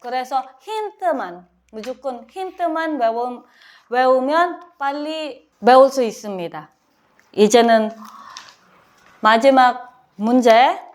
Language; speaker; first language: Korean; non-native, learner; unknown